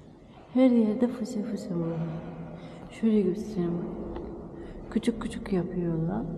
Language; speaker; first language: Turkish; non-native, learner; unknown